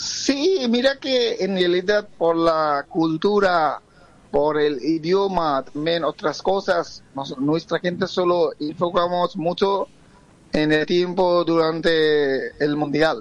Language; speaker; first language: Spanish; non-native, fluent; Bangla